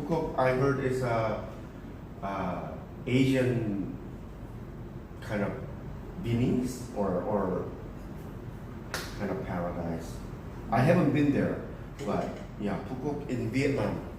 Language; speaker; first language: English; early bilingual, other home language; Korean